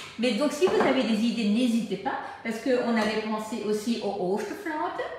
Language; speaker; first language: French; native; French